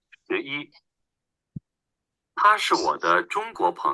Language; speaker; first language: Chinese; non-native, learner; Bangla